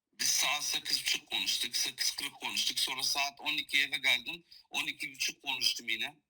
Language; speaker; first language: Turkish; non-native, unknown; Kurdish